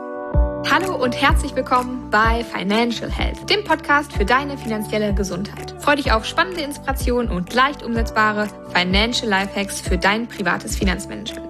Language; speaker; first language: German; native; German